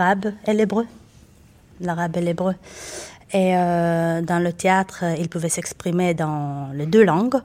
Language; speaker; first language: French; non-native, fluent; Hebrew